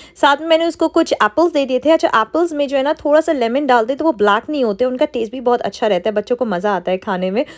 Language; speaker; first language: Urdu; native; Urdu